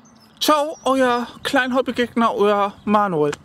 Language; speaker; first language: German; non-native, learner; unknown